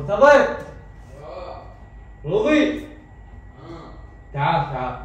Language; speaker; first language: Arabic; native; Arabic